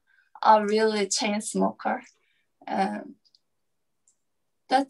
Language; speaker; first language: English; non-native, learner; Korean